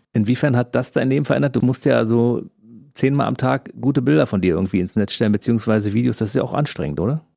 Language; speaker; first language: German; native; German